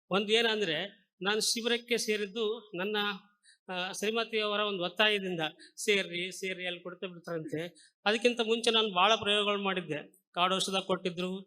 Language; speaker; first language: Kannada; native; Kannada